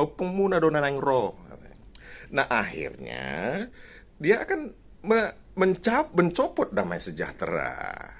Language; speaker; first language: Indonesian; non-native, local second language; Batak Toba